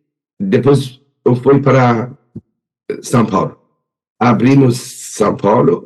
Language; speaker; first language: Portuguese; non-native, learner; Persian